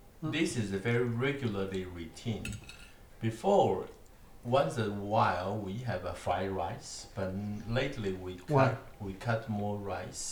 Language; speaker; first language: English; non-native, learner; Chinese